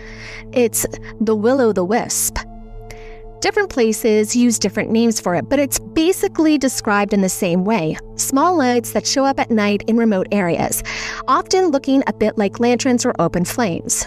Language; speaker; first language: English; native; English